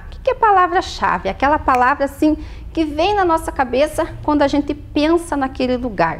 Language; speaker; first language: Portuguese; native; Portuguese